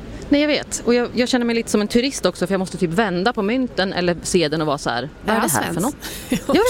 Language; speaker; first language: Swedish; native; Swedish